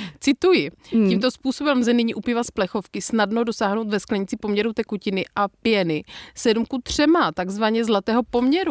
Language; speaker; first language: Czech; native; Czech